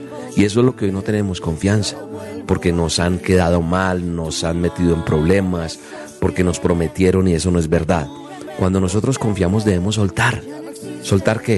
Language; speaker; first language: Spanish; native; Spanish